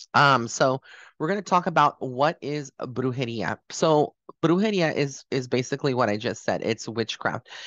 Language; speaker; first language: English; early bilingual, other home language; Spanish